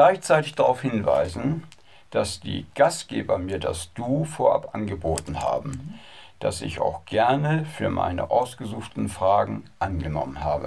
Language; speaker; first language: German; native; German